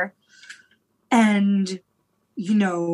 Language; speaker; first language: English; native; English